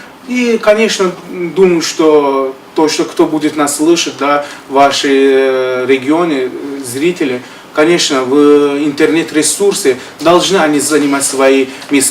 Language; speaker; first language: Russian; non-native, fluent; Persian